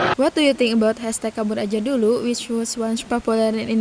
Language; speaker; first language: English; non-native, fluent; Indonesian